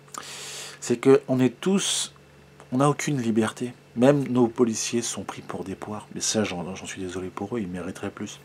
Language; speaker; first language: French; native; French